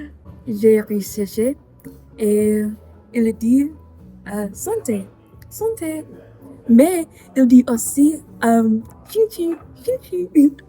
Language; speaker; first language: French; non-native, learner; English